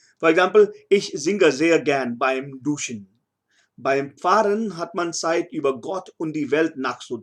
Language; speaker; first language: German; non-native, fluent; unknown